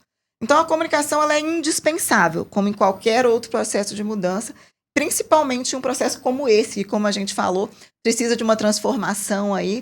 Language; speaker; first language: Portuguese; native; Portuguese